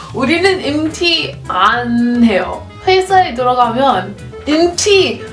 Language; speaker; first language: Korean; non-native, fluent; English